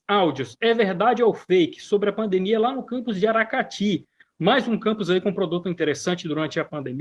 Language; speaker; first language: Portuguese; native; Portuguese